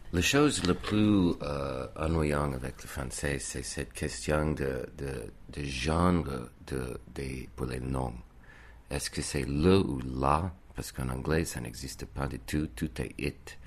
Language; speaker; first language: French; non-native, fluent; English